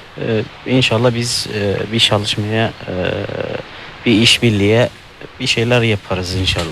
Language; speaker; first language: Turkish; non-native, learner; Arabic